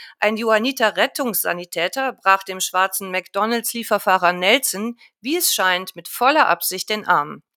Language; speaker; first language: German; native; German